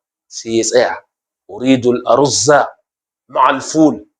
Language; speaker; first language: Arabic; non-native, fluent; Hausa